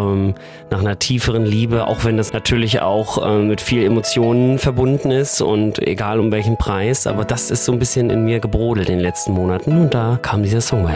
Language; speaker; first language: German; native; German